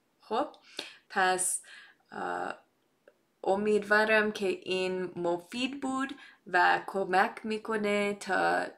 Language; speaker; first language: Persian; non-native, fluent; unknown